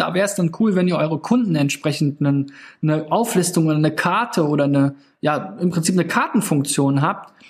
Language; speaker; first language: German; native; German